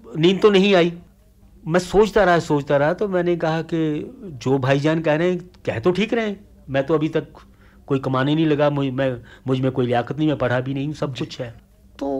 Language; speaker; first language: Hindi; non-native, local second language; Punjabi